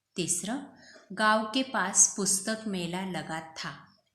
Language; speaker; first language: Hindi; non-native, local second language; Marathi